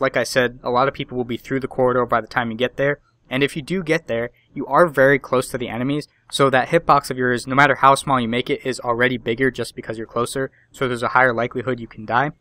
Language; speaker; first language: English; native; English